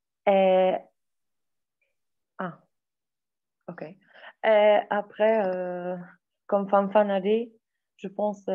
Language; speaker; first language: French; non-native, learner; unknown